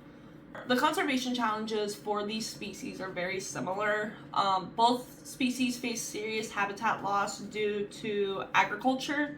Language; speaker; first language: English; native; English